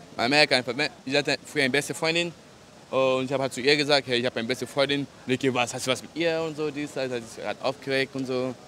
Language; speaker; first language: German; early bilingual, other home language; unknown